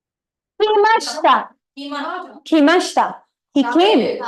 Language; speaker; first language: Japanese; non-native, fluent; Tamil